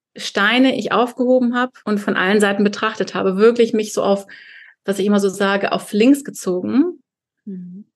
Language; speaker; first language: German; early bilingual, heritage; Russian